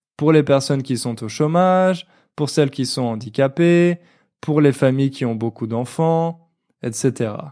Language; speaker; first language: French; native; French